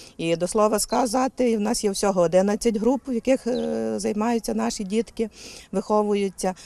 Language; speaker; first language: Ukrainian; native; Ukrainian